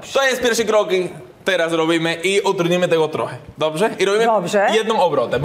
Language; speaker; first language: Polish; non-native, learner; Spanish